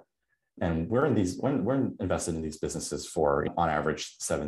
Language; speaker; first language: English; native; English